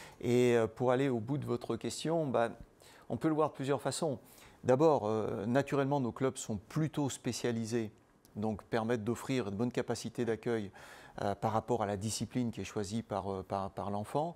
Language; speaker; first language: French; native; French